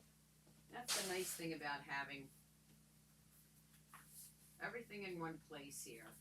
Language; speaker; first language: English; native; English